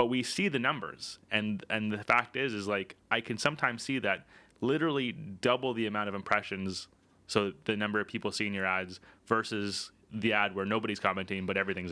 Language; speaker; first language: English; native; English